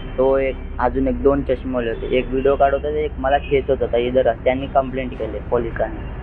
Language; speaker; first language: Marathi; native; Marathi